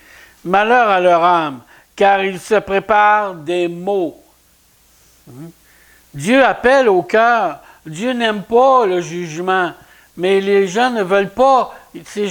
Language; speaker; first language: French; native; French